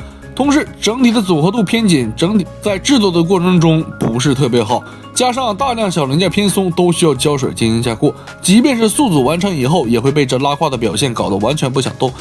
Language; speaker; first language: Chinese; native; Chinese